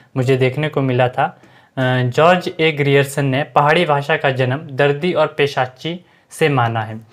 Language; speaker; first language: Hindi; native; Hindi